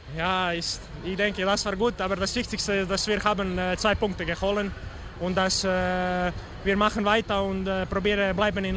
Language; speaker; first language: German; non-native, fluent; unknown